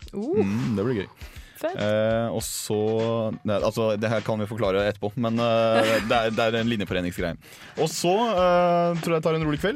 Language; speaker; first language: Norwegian; native; Norwegian